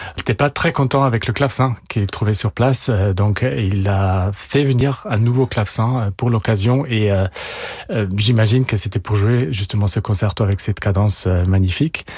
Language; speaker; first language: French; non-native, fluent; German